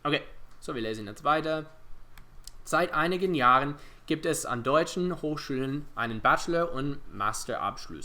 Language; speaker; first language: German; non-native, fluent; English